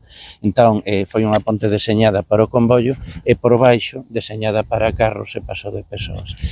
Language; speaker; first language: Galician; native; Galician